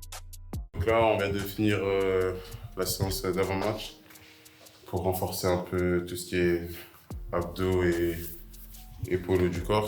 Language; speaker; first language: French; native; French